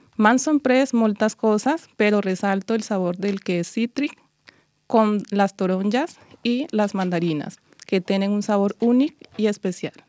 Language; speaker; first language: Catalan; non-native, learner; Spanish